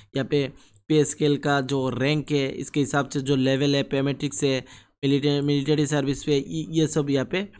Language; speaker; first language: Hindi; non-native, local second language; Bangla